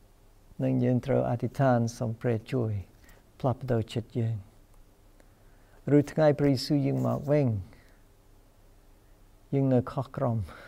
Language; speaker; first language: Khmer; non-native, fluent; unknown